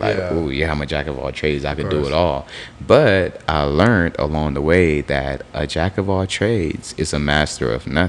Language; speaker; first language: English; native; English